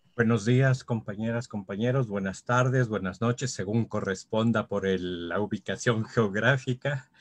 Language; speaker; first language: Spanish; native; Spanish